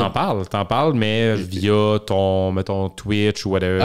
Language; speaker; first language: French; native; French